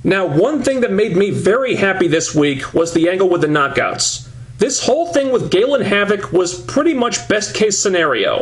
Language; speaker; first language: English; native; English